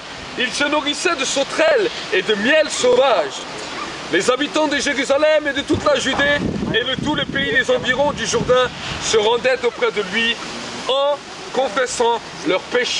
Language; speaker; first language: French; native; French